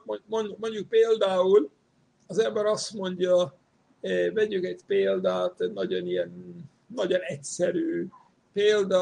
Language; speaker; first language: Hungarian; non-native, fluent; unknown